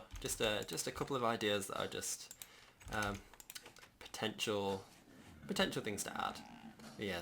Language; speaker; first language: English; native; English